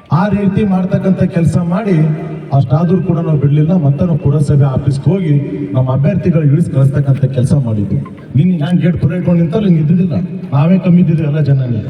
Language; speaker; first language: Kannada; native; Kannada